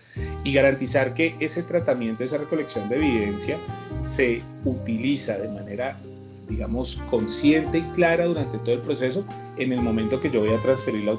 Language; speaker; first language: Spanish; native; Spanish